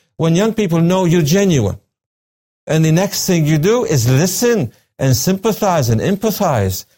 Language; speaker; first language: English; non-native, fluent; Arabic